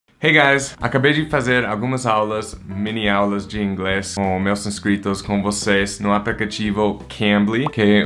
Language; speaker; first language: Portuguese; non-native, fluent; English